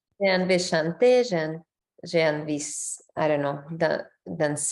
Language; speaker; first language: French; non-native, learner; English